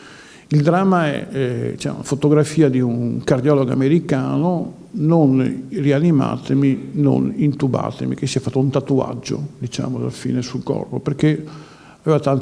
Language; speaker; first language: Italian; native; Italian